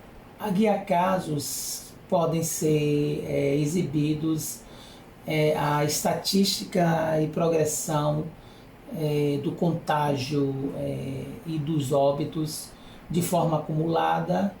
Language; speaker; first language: Portuguese; native; Portuguese